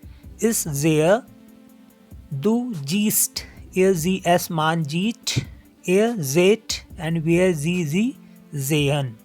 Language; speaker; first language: German; non-native, learner; Hindi